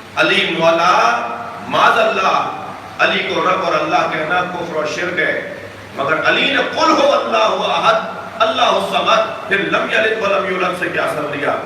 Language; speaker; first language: Urdu; native; Urdu